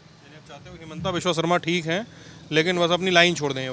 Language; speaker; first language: Hindi; native; Hindi